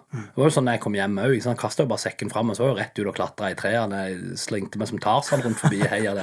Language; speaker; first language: Norwegian; native; Norwegian